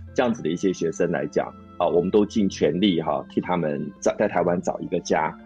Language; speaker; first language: Chinese; native; Chinese